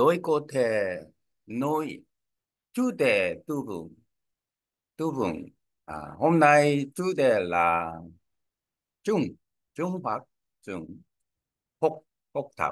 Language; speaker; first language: Vietnamese; non-native, learner; Korean